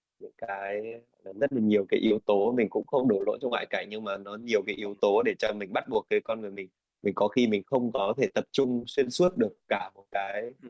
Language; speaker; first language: Vietnamese; native; Vietnamese